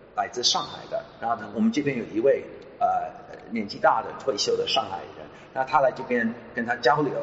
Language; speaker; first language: Chinese; non-native, fluent; English